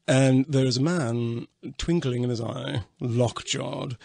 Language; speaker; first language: English; native; English